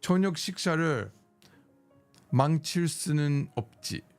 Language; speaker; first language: Korean; non-native, learner; English